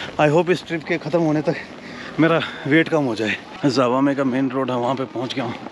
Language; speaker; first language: Hindi; native; Hindi